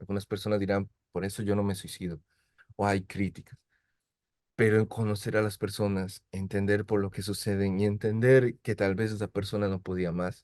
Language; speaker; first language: Spanish; native; Spanish